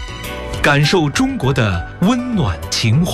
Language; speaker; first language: Chinese; native; Chinese